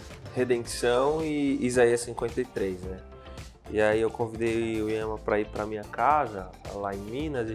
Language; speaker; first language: Portuguese; native; Portuguese